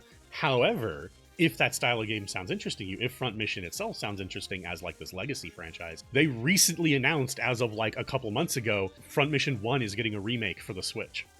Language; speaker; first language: English; native; English